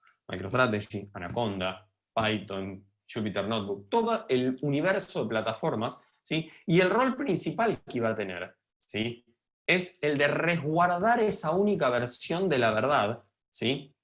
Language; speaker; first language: Spanish; native; Spanish